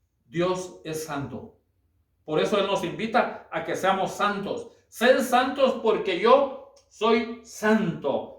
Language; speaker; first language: Spanish; native; Spanish